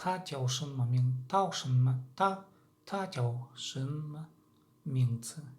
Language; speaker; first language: Chinese; non-native, learner; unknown